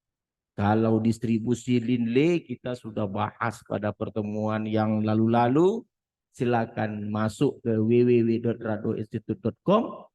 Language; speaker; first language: Indonesian; native; Indonesian